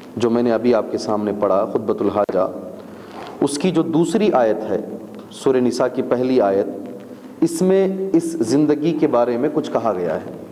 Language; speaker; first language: Urdu; native; Urdu